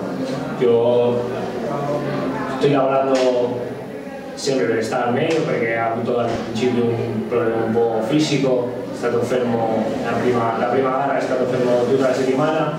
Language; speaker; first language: Italian; non-native, learner; Spanish